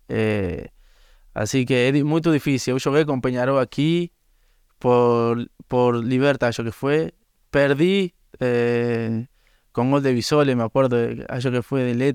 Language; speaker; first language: Portuguese; non-native, learner; Spanish